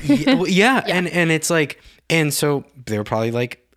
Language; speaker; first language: English; native; English